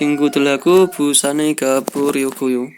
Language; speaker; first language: Korean; non-native, fluent; Indonesian